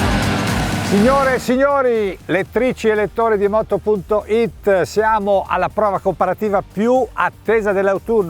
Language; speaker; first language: Italian; native; Italian